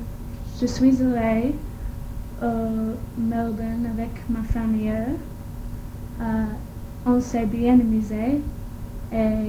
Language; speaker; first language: French; non-native, learner; English